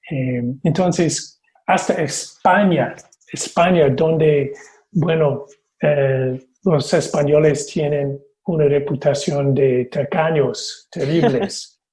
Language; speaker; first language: Spanish; non-native, fluent; English